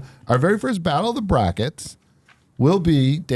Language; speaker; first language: English; native; English